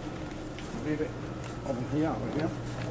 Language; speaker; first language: English; non-native, learner; Spanish